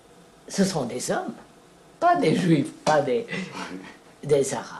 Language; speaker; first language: French; non-native, fluent; Telugu